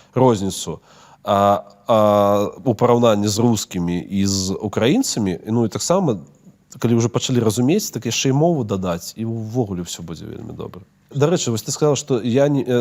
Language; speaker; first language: Belarusian; non-native, local second language; Russian